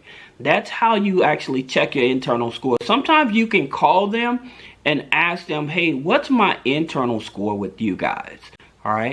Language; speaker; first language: English; native; English